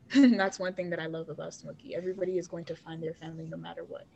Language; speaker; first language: English; early bilingual, other home language; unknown